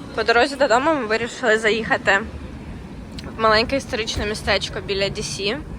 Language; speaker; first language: Ukrainian; native; Ukrainian